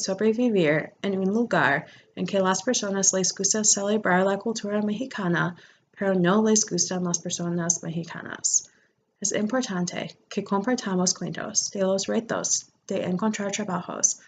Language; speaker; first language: Spanish; non-native, fluent; English